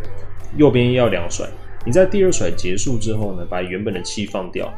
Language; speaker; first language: Chinese; native; Chinese